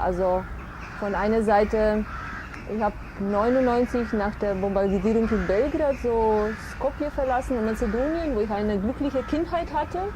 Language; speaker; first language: German; non-native, fluent; Macedonian